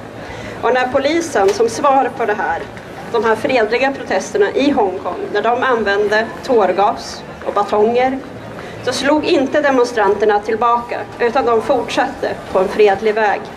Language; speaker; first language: Swedish; native; Swedish